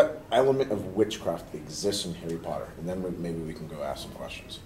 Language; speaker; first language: English; native; English